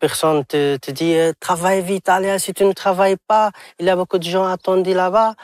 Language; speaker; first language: French; non-native, local second language; Arabic